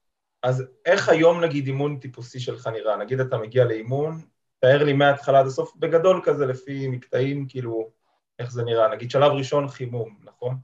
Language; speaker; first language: Hebrew; native; Hebrew